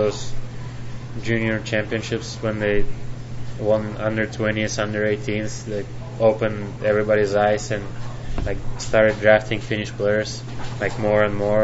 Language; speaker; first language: English; non-native, fluent; Finnish